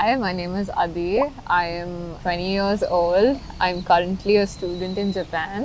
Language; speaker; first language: English; non-native, fluent; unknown